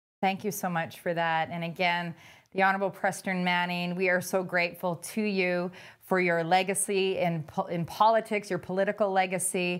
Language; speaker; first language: English; native; English